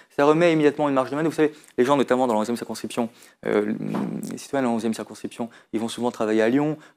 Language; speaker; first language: French; native; French